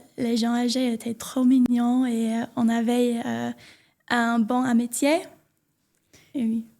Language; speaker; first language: French; non-native, learner; English